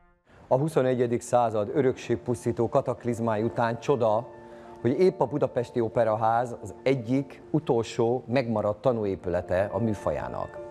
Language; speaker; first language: Hungarian; native; Hungarian